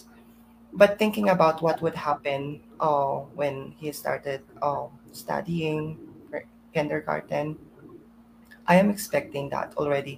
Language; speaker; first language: English; non-native, local second language; Iloko